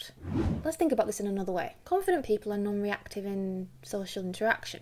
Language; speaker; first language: English; native; English